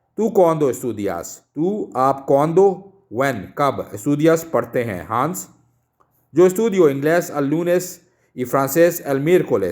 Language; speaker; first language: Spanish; non-native, learner; Urdu